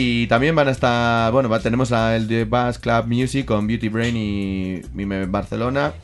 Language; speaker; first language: Spanish; native; Spanish